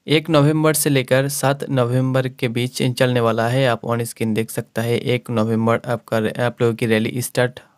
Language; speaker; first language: Hindi; non-native, local second language; Bangla